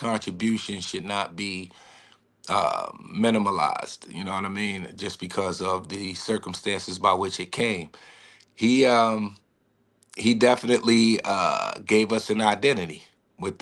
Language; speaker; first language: English; native; English